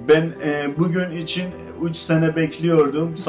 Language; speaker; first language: Turkish; non-native, fluent; Azerbaijani